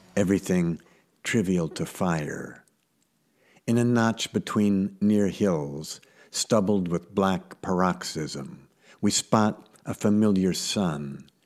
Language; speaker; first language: English; native; English